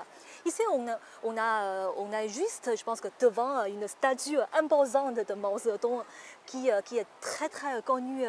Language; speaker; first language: French; non-native, fluent; Chinese